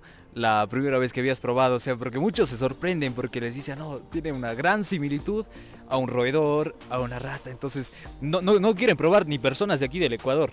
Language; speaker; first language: Spanish; native; Spanish